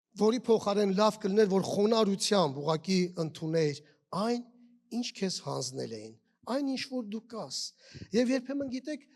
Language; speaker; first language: Armenian; native; Armenian